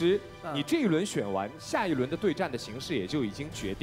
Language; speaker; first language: Chinese; native; Chinese